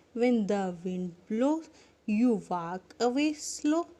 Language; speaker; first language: English; non-native, local second language; Punjabi